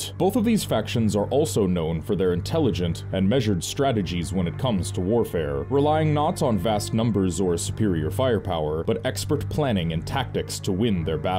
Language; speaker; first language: English; native; English